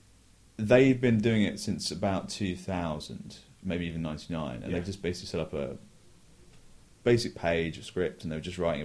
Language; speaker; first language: English; native; English